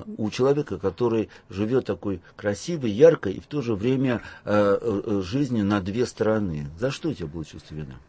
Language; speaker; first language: Russian; native; Russian